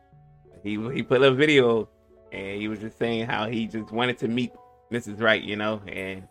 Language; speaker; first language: English; native; English